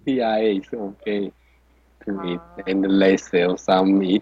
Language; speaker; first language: English; non-native, learner; Chinese